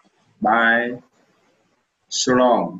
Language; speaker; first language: English; non-native, learner; Vietnamese